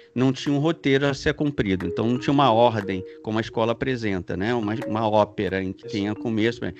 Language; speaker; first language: Portuguese; native; Portuguese